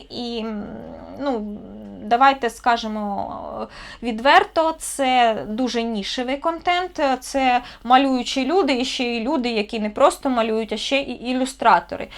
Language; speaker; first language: Ukrainian; non-native, local second language; Russian